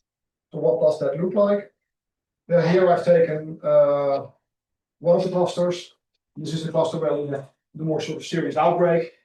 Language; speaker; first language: English; non-native, fluent; Dutch